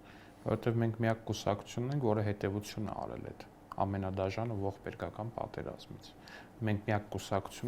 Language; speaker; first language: Armenian; native; Armenian